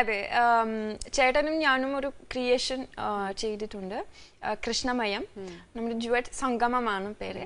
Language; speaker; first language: Malayalam; non-native, fluent; French